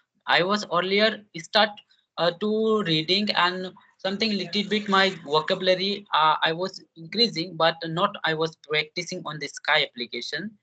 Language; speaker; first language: English; non-native, learner; Hindi